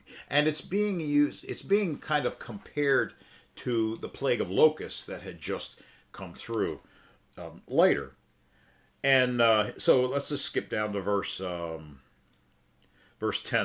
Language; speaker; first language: English; native; English